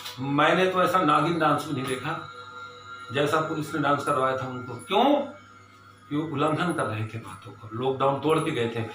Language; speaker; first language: Hindi; native; Hindi